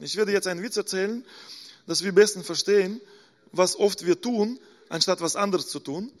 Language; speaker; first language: German; non-native, fluent; Russian